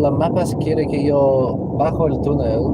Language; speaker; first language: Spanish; non-native, local second language; English